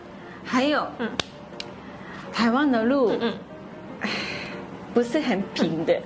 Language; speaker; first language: Chinese; non-native, fluent; Japanese